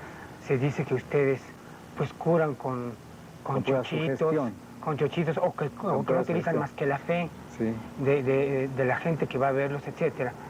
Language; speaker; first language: Spanish; native; Spanish